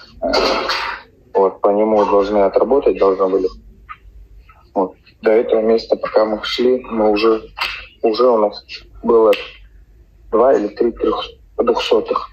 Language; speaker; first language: Russian; native; Russian